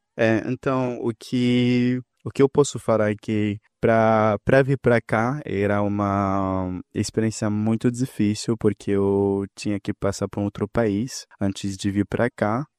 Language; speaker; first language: Portuguese; non-native, fluent; Haitian Creole